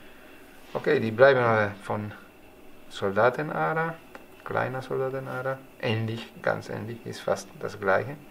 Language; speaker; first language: German; non-native, learner; Spanish